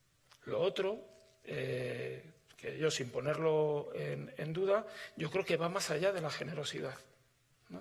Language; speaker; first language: Spanish; native; Spanish